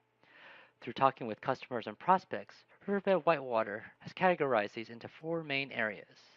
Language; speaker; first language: English; native; English